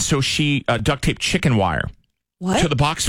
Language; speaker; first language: English; native; English